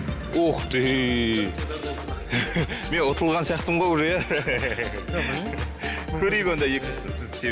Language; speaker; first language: Kazakh; native; Kazakh